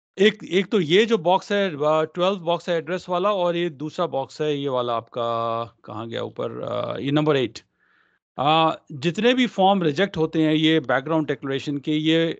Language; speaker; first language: Hindi; non-native, local second language; Punjabi